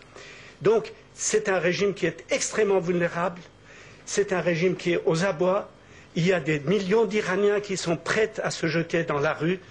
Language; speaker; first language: French; native; French